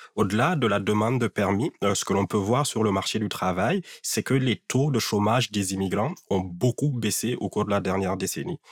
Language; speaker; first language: French; non-native, local second language; Fula